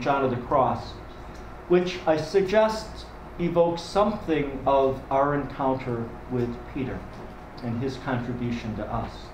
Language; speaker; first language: English; native; English